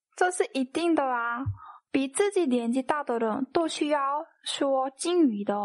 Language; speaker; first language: Chinese; non-native, fluent; Korean